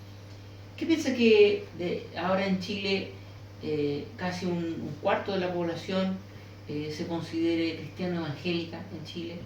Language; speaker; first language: Spanish; native; Spanish